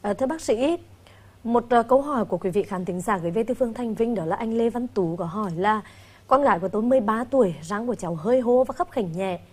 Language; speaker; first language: Vietnamese; native; Vietnamese